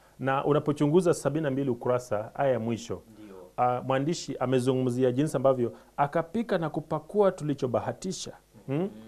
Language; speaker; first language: Swahili; native; Swahili